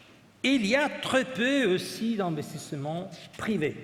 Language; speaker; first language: French; non-native, fluent; Italian